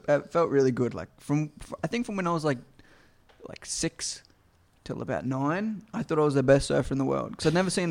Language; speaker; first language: English; native; English